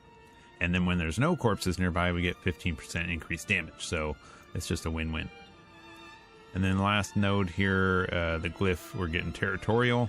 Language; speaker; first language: English; native; English